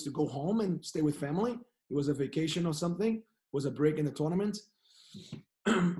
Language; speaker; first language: English; non-native, fluent; Portuguese